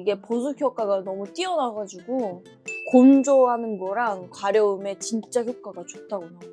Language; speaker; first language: Korean; non-native, fluent; Japanese